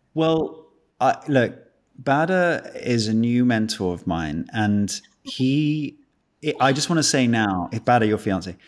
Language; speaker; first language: English; native; English